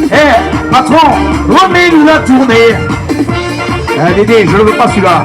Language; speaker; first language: French; native; French